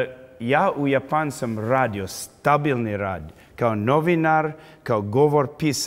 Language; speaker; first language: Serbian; early bilingual, heritage; English